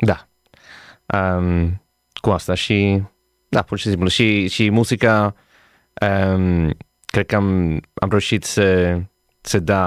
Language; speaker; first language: Romanian; non-native, learner; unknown